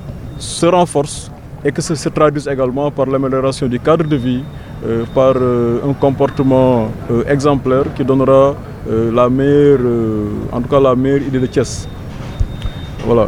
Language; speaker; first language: French; non-native, local second language; Wolof